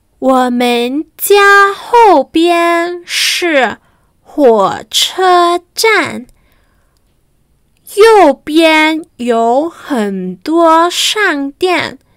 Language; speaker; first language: Chinese; non-native, fluent; Spanish